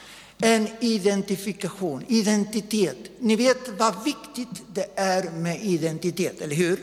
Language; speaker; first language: Swedish; non-native, fluent; Spanish